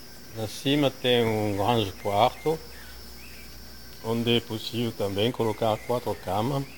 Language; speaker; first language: Portuguese; non-native, fluent; French